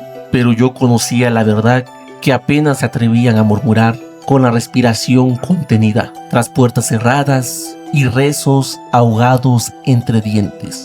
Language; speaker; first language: Spanish; native; Spanish